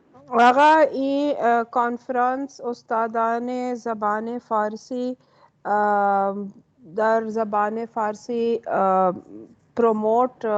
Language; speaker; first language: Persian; non-native, learner; Urdu